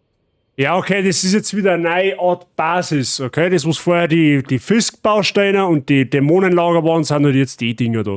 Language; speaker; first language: German; native; German